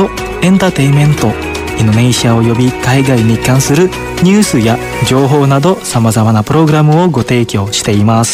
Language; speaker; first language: Japanese; non-native, fluent; Indonesian